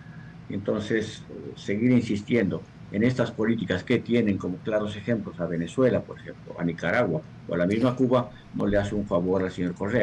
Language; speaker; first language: Spanish; native; Spanish